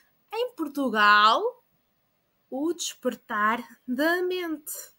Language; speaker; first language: Portuguese; non-native, learner; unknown